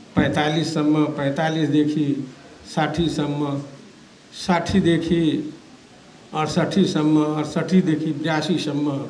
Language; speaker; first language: Nepali; non-native, local second language; Maithili